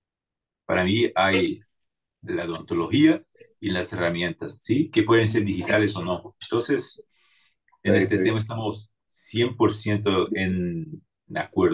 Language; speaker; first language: Spanish; non-native, fluent; Portuguese